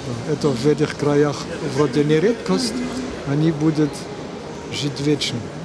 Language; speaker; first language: Russian; non-native, fluent; German